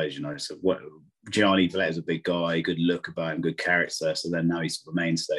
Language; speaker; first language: English; native; English